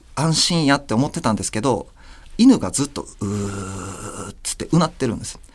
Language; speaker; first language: Japanese; native; Japanese